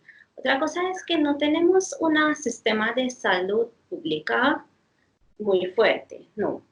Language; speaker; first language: Spanish; non-native, fluent; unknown